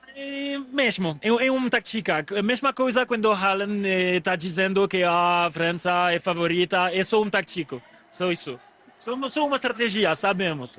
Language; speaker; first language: Portuguese; non-native, fluent; French